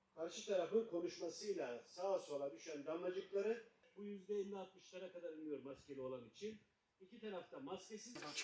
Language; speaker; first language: Turkish; native; Turkish